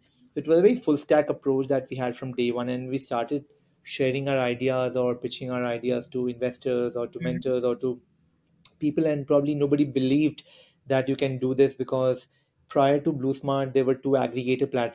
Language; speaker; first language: English; non-native, local second language; Hindi